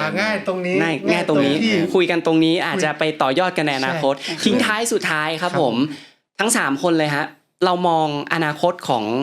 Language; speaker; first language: Thai; native; Thai